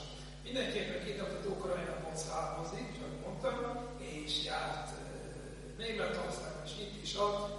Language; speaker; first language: Hungarian; non-native, fluent; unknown